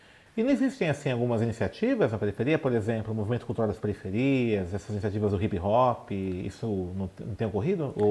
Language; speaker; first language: Portuguese; native; Portuguese